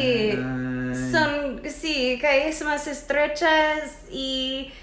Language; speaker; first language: Spanish; non-native, fluent; English